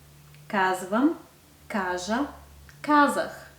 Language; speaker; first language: Bulgarian; non-native, fluent; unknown